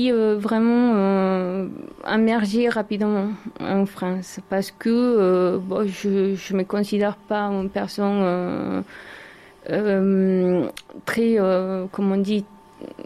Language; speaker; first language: French; non-native, fluent; Spanish